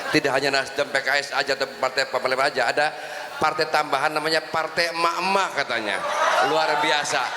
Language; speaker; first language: Indonesian; native; Indonesian